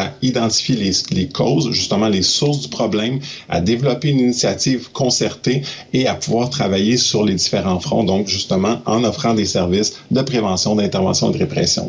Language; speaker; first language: French; native; French